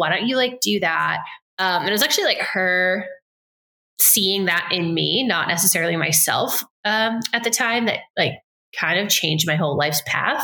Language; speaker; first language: English; native; English